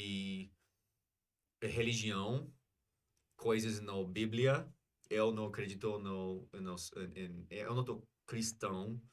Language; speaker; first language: Portuguese; non-native, fluent; English